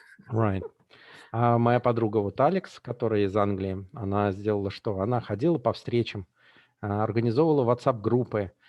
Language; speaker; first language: Russian; native; Russian